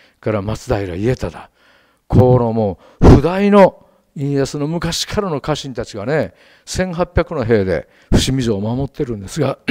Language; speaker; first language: Japanese; native; Japanese